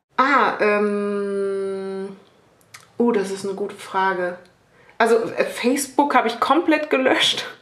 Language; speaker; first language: German; native; German